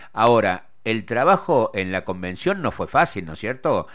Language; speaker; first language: Spanish; native; Spanish